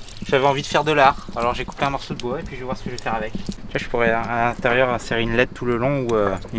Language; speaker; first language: French; native; French